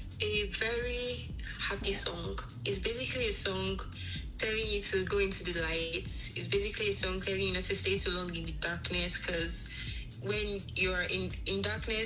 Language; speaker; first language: English; non-native, local second language; Yoruba